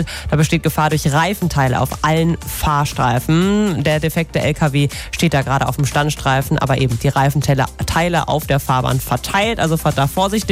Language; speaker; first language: German; native; German